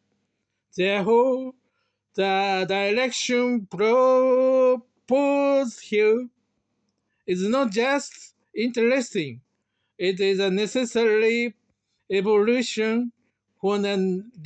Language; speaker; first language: English; non-native, learner; Japanese